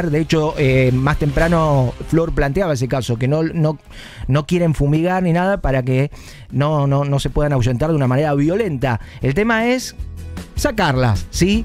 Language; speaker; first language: Spanish; native; Spanish